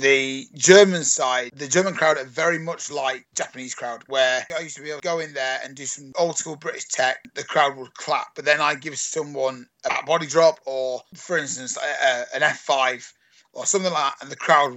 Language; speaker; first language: English; native; English